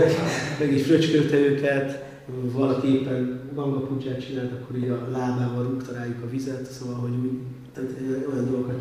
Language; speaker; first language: Hungarian; native; Hungarian